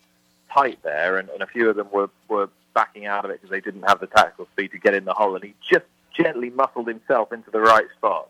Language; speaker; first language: English; native; English